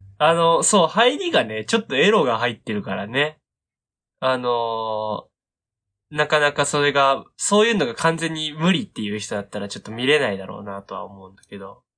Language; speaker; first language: Japanese; native; Japanese